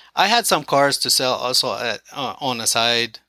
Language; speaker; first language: English; non-native, fluent; Arabic